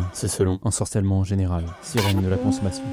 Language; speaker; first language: French; native; French